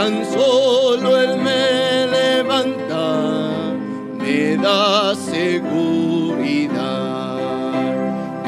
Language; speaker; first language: Spanish; native; Spanish